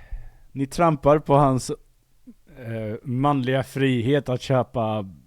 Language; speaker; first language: Swedish; native; Swedish